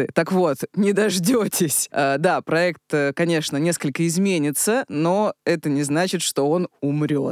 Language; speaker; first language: Russian; native; Russian